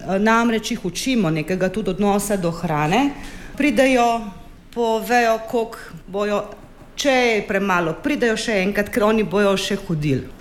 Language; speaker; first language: Slovenian; native; Slovenian